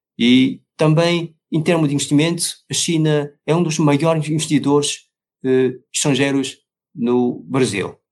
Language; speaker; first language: Portuguese; non-native, fluent; Chinese